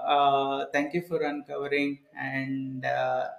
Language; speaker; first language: English; non-native, local second language; Telugu